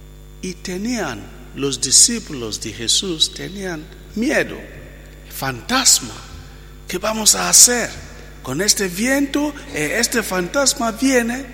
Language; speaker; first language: Spanish; non-native, fluent; Italian